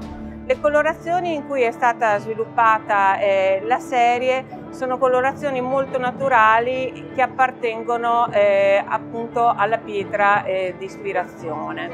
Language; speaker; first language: Italian; native; Italian